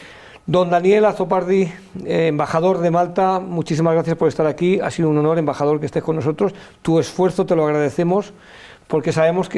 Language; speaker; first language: Spanish; native; Spanish